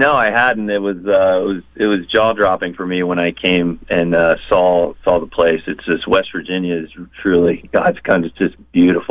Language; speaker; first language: English; native; English